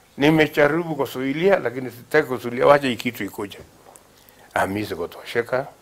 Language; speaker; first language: Swahili; non-native, local second language; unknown